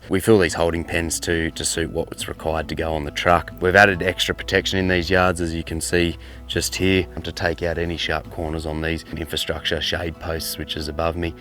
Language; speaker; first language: English; native; English